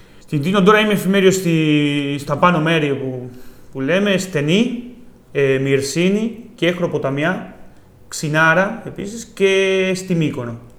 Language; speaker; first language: Greek; non-native, fluent; Spanish